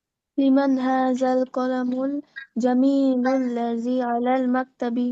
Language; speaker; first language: Arabic; non-native, learner; Bangla